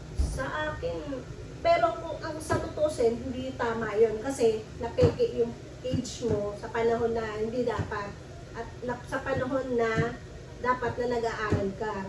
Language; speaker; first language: Filipino; native; Filipino